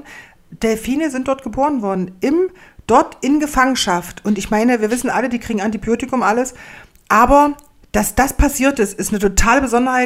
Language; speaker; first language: German; native; German